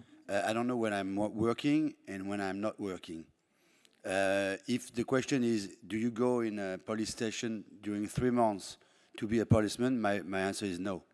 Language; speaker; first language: English; non-native, fluent; French